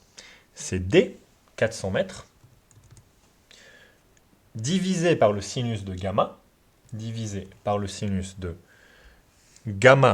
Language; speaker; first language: French; native; French